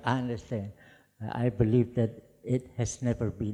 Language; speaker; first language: English; non-native, fluent; Javanese